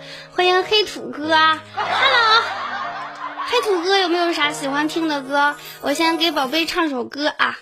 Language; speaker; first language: Chinese; native; Chinese